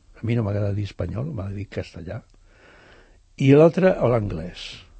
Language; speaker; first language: Catalan; native; Catalan